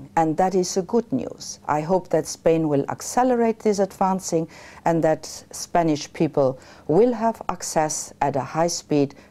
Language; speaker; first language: English; non-native, fluent; Luxembourgish